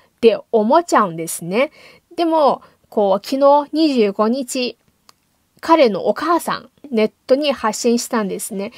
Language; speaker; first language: Japanese; non-native, fluent; Chinese